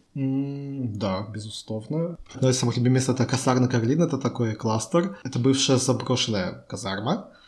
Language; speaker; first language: Russian; native; Russian